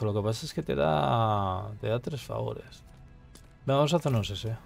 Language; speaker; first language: Spanish; native; Spanish